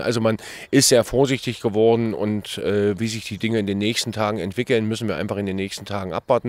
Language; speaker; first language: German; native; German